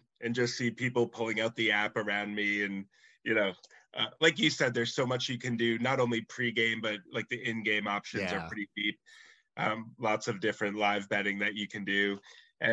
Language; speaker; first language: English; native; English